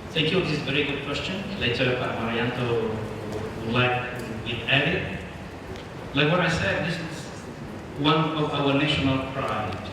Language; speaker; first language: English; non-native, fluent; Indonesian